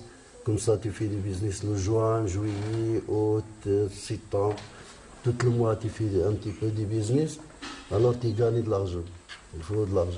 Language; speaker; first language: French; non-native, local second language; Arabic